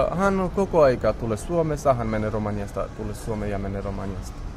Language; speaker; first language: Finnish; non-native, learner; Romany